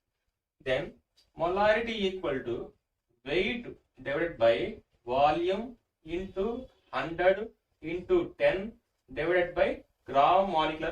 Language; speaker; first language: English; non-native, local second language; Telugu